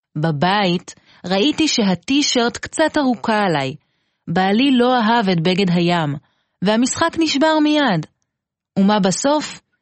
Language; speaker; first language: Hebrew; native; Hebrew